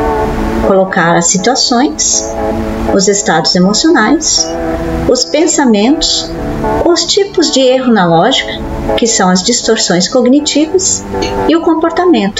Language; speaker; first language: Portuguese; native; Portuguese